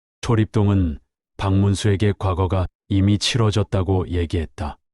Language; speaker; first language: Korean; native; Korean